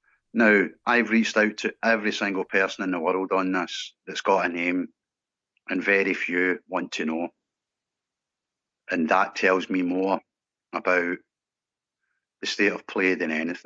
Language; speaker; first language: English; native; English